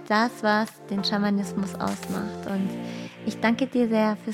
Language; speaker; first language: German; native; German